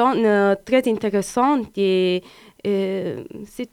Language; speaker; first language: French; non-native, learner; Italian